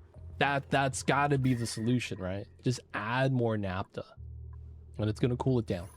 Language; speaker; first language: English; native; English